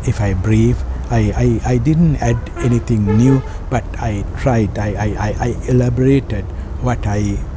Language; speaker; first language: English; non-native, local second language; Sinhala